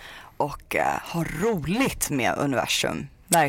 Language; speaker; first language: Swedish; early bilingual, other home language; Persian